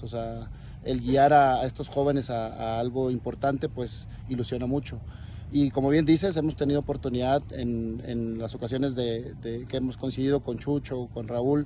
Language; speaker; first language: Spanish; native; Spanish